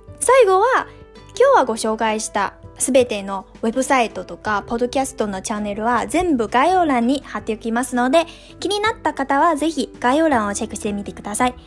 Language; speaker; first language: Japanese; non-native, fluent; Chinese